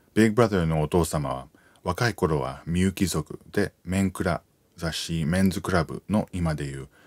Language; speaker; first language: Japanese; non-native, fluent; English